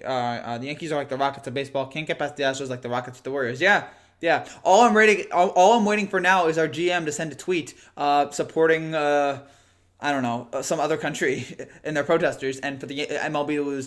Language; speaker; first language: English; native; English